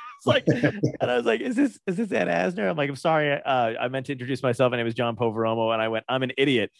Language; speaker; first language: English; native; English